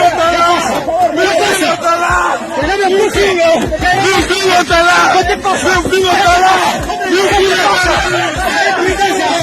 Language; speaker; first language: Portuguese; non-native, learner; Haitian Creole